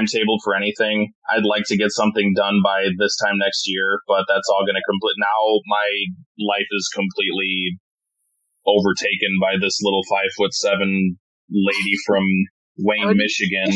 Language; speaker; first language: English; native; English